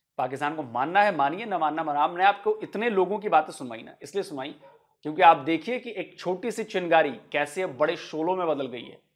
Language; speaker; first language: Hindi; native; Hindi